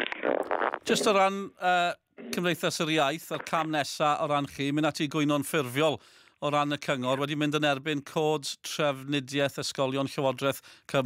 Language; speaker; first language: Welsh; native; Welsh